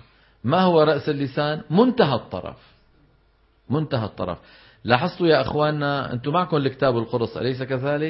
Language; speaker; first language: Arabic; native; Arabic